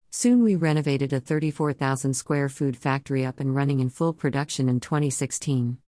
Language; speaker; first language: English; non-native, learner; Chinese